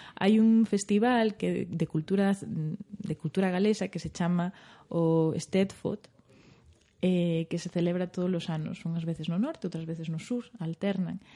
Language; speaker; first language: Galician; native; Galician